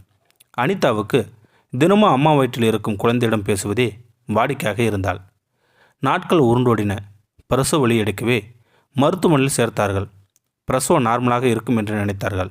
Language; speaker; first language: Tamil; native; Tamil